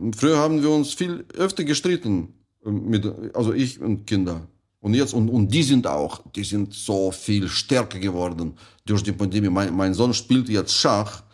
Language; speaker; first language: German; non-native, fluent; Russian